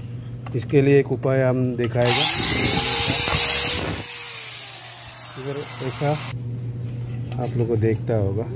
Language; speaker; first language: Hindi; non-native, local second language; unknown